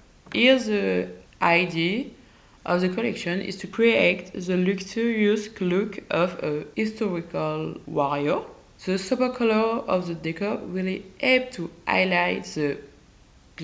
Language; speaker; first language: English; non-native, learner; French